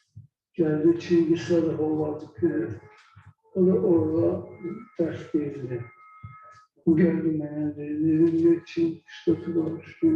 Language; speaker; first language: Turkish; non-native, learner; Azerbaijani